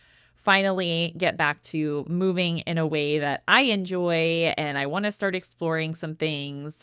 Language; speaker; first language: English; native; English